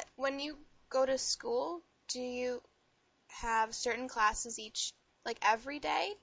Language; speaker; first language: English; native; English